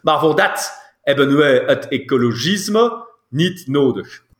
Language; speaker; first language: Dutch; non-native, local second language; French